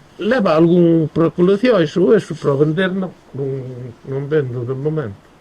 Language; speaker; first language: Galician; native; Galician